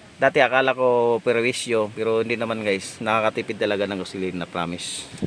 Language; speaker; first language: Filipino; non-native, local second language; Cebuano